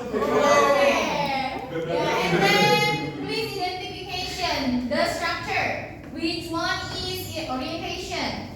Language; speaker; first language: English; non-native, learner; Indonesian